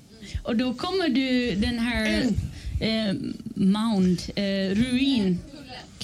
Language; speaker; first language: Swedish; non-native, fluent; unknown